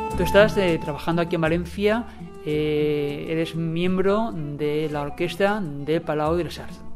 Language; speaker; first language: Spanish; native; Spanish